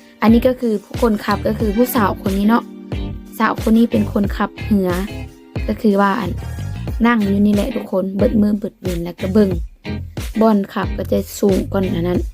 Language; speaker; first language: Thai; non-native, local second language; Lao